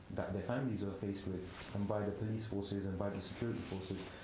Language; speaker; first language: English; native; English